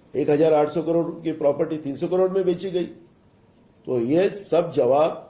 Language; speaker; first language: Hindi; non-native, local second language; Marathi